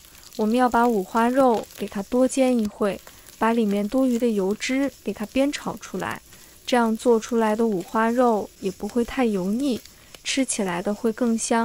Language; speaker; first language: Chinese; native; Chinese